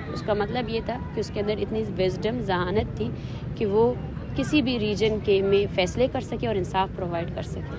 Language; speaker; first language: Urdu; non-native, local second language; Baluchi